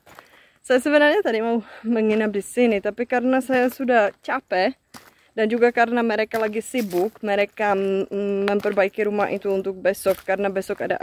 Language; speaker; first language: Indonesian; non-native, fluent; Czech